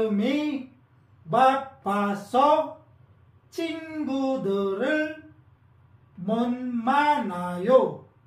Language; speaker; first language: Korean; non-native, learner; Filipino